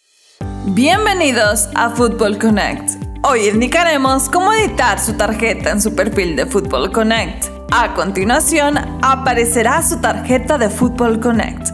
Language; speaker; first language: Spanish; native; Spanish